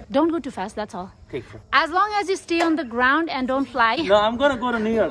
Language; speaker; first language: English; non-native, local second language; Nepali